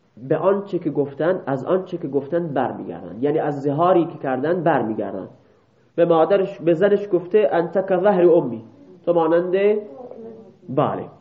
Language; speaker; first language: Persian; non-native, local second language; Baluchi